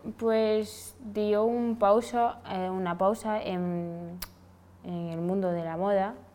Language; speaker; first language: Spanish; non-native, fluent; Wolof